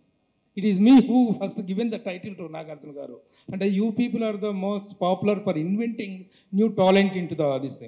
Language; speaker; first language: Telugu; native; Telugu